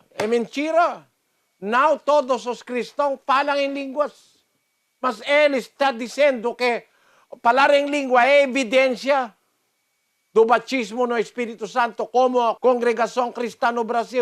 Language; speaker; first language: Portuguese; non-native, learner; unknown